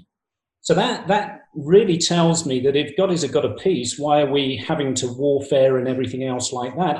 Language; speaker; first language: English; native; English